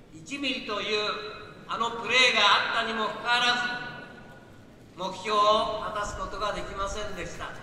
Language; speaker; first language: Japanese; native; Japanese